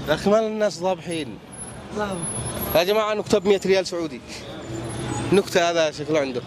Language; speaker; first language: Arabic; native; Arabic